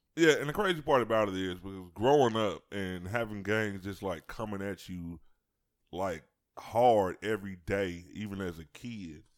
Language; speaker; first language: English; native; English